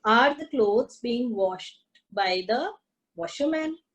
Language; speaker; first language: English; non-native, local second language; Punjabi